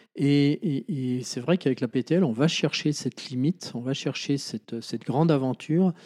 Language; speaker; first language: French; native; French